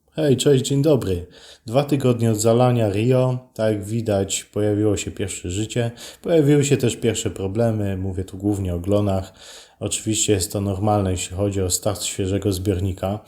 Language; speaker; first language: Polish; native; Polish